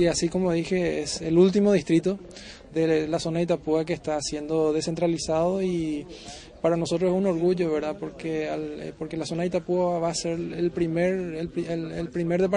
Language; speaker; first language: Spanish; native; Spanish